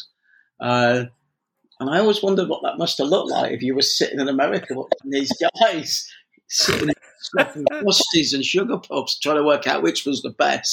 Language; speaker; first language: English; native; English